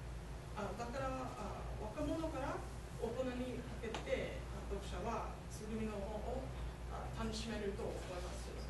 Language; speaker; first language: Japanese; non-native, learner; English